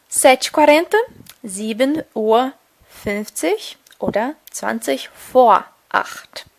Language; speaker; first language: German; non-native, fluent; Portuguese